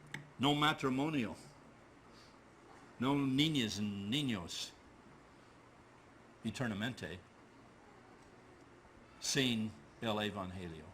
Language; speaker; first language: Spanish; non-native, learner; English